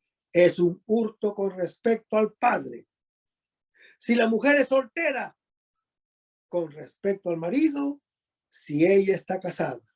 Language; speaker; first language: Spanish; native; Spanish